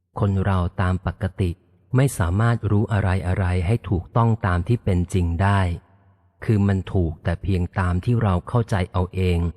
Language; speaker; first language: Thai; native; Thai